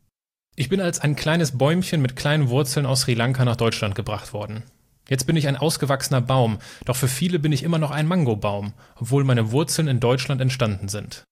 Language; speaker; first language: German; native; German